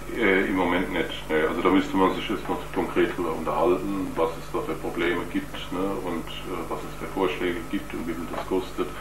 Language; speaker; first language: German; native; German